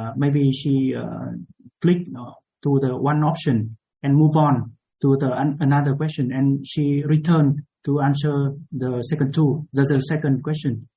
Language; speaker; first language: English; non-native, learner; Vietnamese